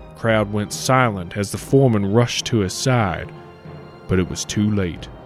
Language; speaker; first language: English; native; English